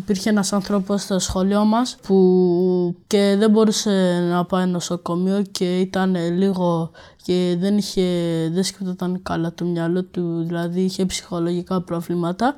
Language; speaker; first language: Greek; early bilingual, other home language; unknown